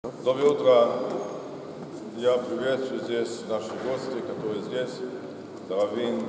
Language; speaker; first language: Russian; non-native, fluent; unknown